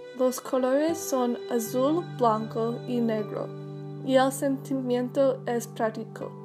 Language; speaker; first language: Spanish; non-native, learner; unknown